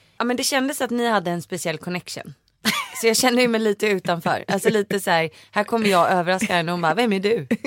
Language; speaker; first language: Swedish; native; Swedish